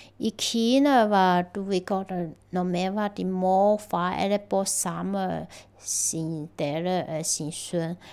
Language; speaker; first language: Danish; non-native, learner; Chinese